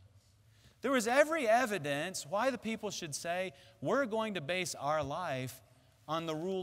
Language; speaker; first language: English; native; English